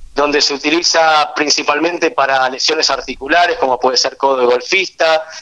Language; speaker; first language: Spanish; native; Spanish